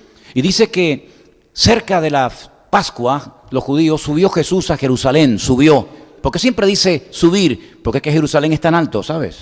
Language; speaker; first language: Spanish; native; Spanish